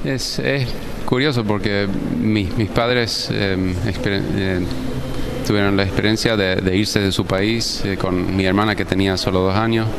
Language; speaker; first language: Spanish; early bilingual, heritage; Spanish